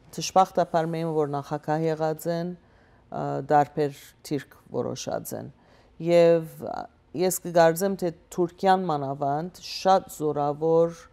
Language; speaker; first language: Armenian; early bilingual, heritage; Armenian